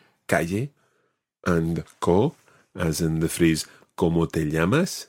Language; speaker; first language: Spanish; non-native, fluent; English